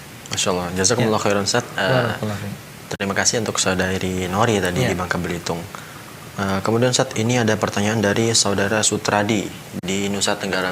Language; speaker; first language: Indonesian; native; Indonesian